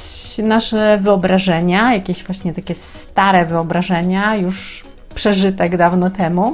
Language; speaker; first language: Polish; native; Polish